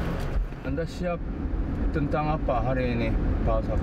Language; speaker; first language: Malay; non-native, learner; Korean